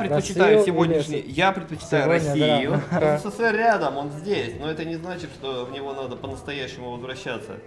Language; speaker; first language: Russian; native; Russian